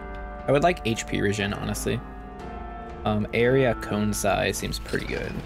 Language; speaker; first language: English; native; English